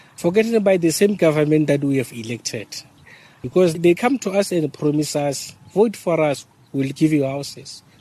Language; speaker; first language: English; non-native, local second language; Northern Sotho